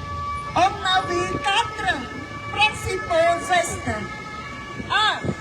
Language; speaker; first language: French; non-native, fluent; Khmer